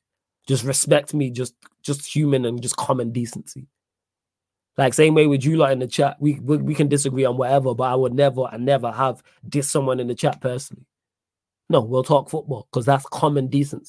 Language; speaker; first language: English; native; English